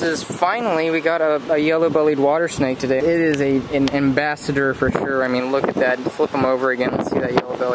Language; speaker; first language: English; native; English